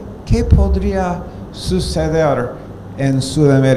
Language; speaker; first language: Spanish; non-native, fluent; English